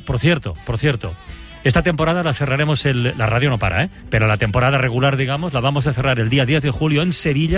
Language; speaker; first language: Spanish; native; Spanish